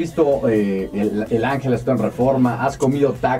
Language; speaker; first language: Spanish; native; Spanish